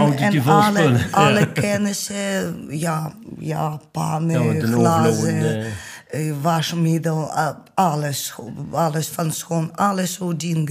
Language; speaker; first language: Dutch; non-native, learner; Ukrainian